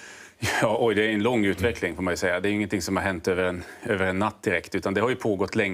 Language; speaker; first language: Swedish; native; Swedish